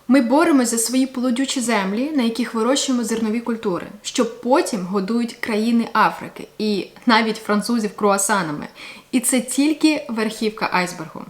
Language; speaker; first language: Ukrainian; native; Ukrainian